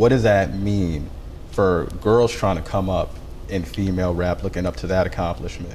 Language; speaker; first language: English; native; English